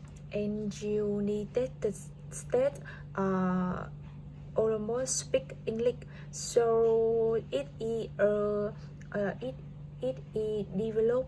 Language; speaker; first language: English; non-native, learner; Vietnamese